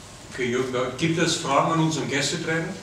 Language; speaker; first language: German; native; German